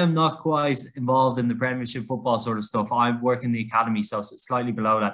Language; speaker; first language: English; native; English